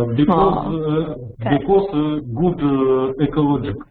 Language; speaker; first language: English; non-native, learner; Russian